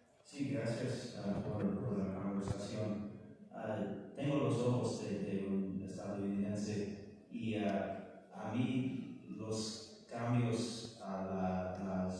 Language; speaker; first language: Spanish; non-native, learner; English